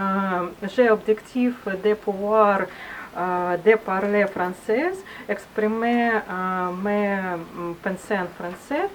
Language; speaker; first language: French; non-native, learner; Russian